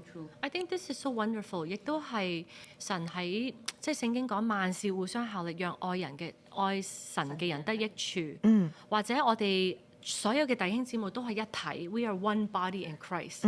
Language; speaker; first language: Cantonese; native; Cantonese